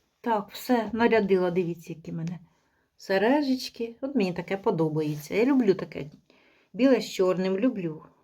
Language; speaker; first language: Ukrainian; native; Ukrainian